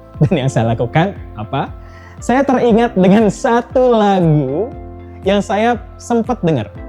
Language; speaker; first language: Indonesian; native; Indonesian